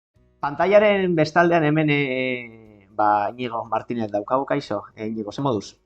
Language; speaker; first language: Basque; native; Basque